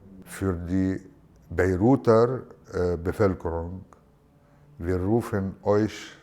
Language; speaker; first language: German; non-native, fluent; Arabic